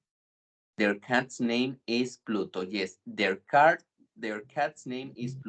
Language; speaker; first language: English; non-native, fluent; Spanish